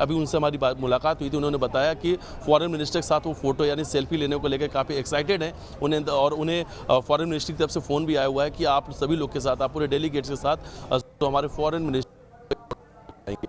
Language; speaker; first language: Hindi; native; Hindi